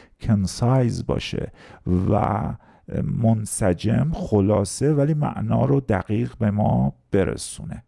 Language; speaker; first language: Persian; native; Persian